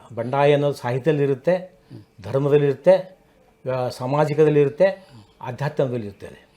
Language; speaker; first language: Kannada; non-native, local second language; Marathi